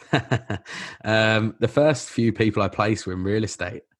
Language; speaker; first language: English; native; English